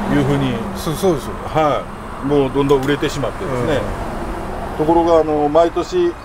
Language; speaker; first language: Japanese; native; Japanese